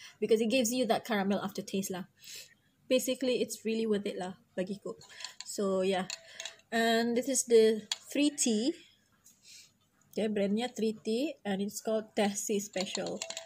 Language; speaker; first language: English; non-native, local second language; Malay